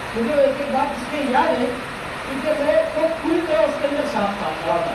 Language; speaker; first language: Urdu; native; Urdu